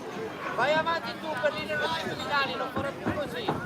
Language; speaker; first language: Italian; native; Italian